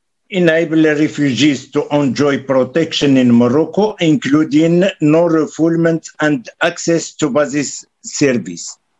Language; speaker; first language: English; non-native, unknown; Arabic